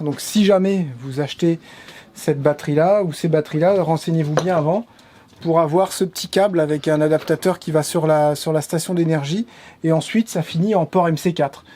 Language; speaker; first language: French; native; French